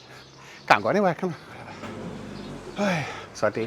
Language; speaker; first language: Thai; non-native, learner; English